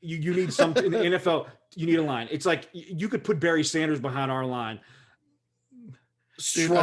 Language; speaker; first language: English; native; English